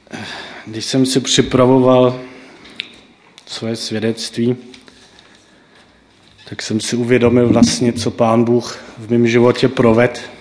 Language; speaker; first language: Czech; non-native, fluent; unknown